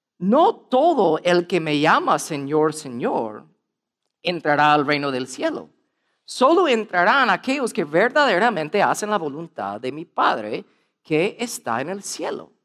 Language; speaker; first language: Spanish; non-native, fluent; English